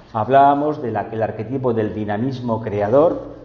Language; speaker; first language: Spanish; native; Spanish